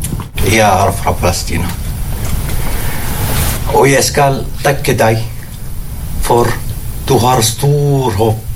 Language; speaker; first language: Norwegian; non-native, learner; Arabic